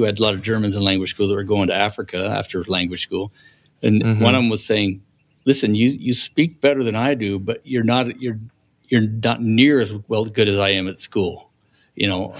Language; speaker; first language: English; native; English